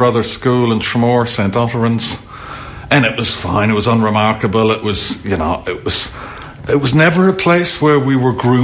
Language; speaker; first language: English; native; English